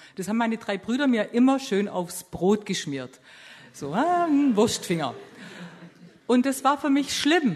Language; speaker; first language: German; native; German